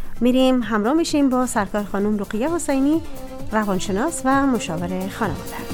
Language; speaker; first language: Persian; native; Persian